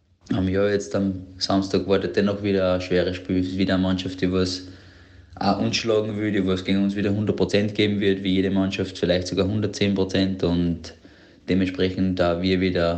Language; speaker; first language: German; native; German